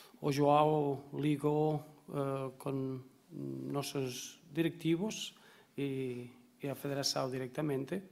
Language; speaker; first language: Portuguese; non-native, learner; Spanish